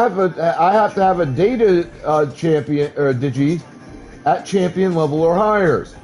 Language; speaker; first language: English; native; English